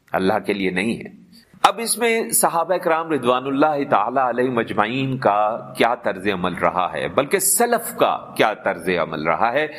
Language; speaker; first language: Urdu; non-native, local second language; Punjabi